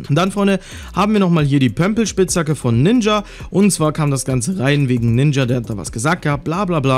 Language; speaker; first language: German; native; German